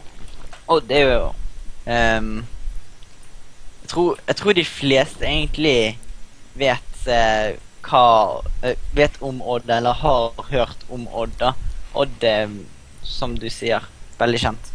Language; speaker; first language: Norwegian; native; Norwegian